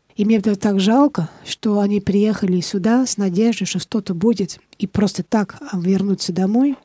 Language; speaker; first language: Russian; non-native, fluent; Dutch